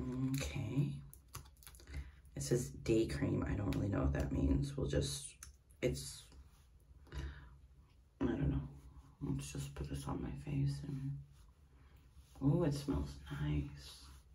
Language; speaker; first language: English; native; English